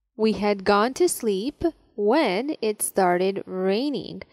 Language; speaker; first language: English; non-native, fluent; Serbian